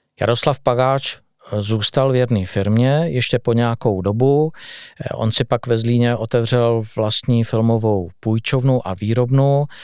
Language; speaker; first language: Czech; native; Czech